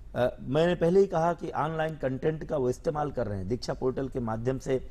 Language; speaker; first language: Hindi; native; Hindi